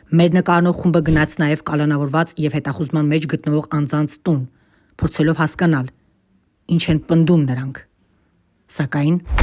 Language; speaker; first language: Armenian; native; Armenian